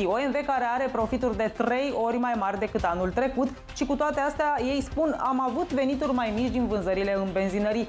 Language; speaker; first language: Romanian; native; Romanian